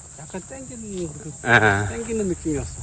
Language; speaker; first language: Korean; native; Korean